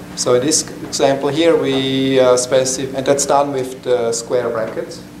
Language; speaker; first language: English; non-native, fluent; German